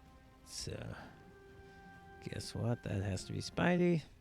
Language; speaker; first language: English; native; English